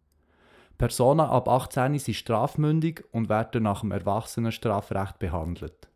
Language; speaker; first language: German; native; German